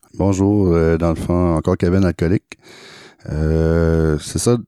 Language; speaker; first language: French; native; French